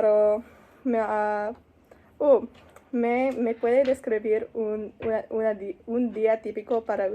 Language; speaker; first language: Spanish; non-native, learner; English